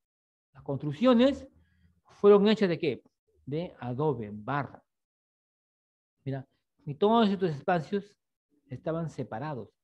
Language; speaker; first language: Spanish; native; Spanish